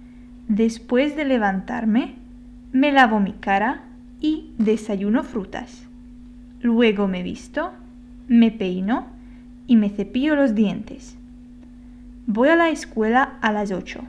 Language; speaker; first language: Spanish; non-native, fluent; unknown